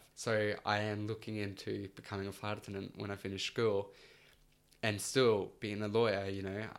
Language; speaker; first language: English; early bilingual, other home language; Spanish